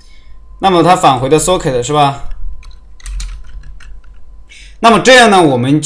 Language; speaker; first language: Chinese; native; Chinese